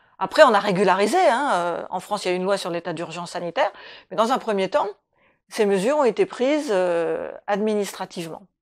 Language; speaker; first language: French; native; French